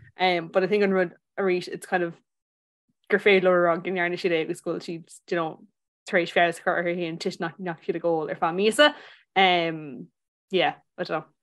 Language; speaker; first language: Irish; non-native, local second language; English